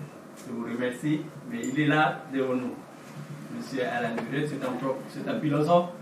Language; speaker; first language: French; non-native, fluent; Sinhala